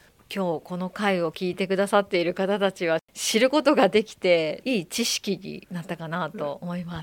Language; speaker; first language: Japanese; native; Japanese